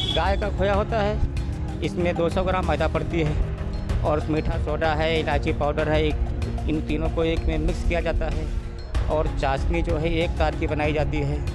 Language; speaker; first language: Hindi; native; Hindi